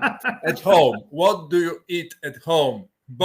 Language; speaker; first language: English; non-native, fluent; Polish